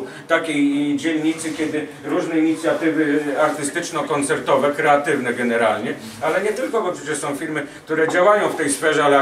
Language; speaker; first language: Polish; native; Polish